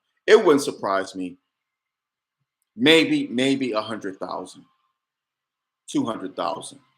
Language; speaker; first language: English; native; English